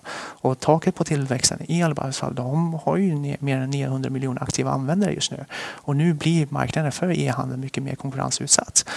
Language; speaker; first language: Swedish; early bilingual, other home language; Chinese